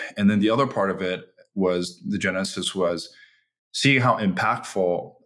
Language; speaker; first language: English; early bilingual, other home language; Chinese